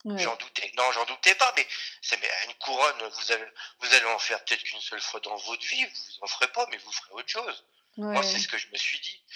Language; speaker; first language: French; native; French